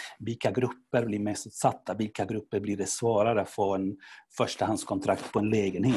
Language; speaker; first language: Swedish; non-native, fluent; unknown